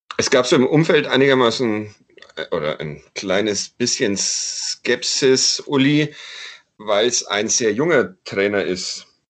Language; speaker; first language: German; native; German